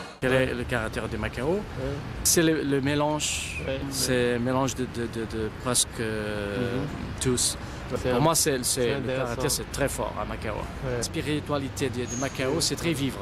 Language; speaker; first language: French; non-native, fluent; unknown